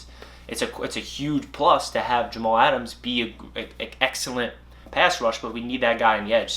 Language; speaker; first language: English; native; English